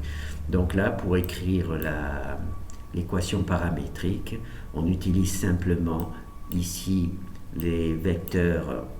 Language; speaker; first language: French; native; French